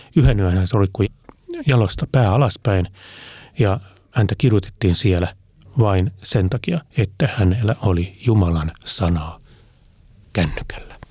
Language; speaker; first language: Finnish; native; Finnish